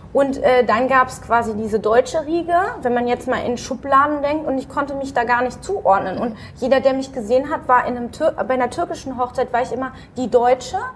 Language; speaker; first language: German; native; German